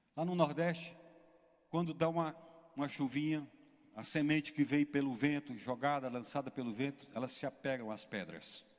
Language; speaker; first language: Portuguese; native; Portuguese